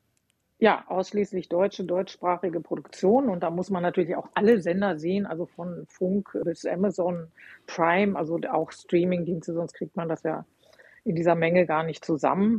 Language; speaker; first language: German; native; German